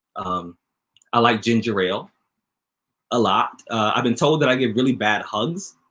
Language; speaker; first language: English; native; English